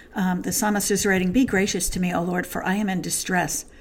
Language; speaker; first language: English; native; English